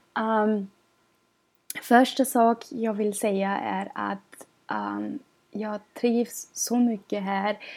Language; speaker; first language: Swedish; non-native, learner; German